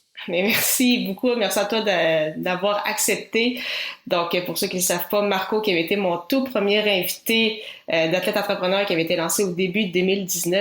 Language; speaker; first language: French; native; French